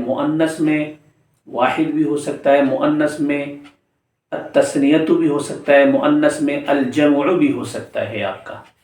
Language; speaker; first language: Urdu; native; Urdu